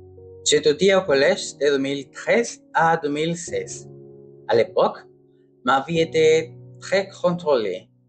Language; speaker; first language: French; non-native, learner; Spanish